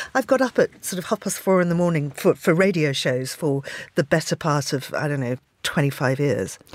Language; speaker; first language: English; native; English